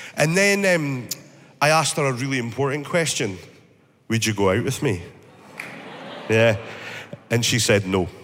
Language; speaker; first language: English; native; English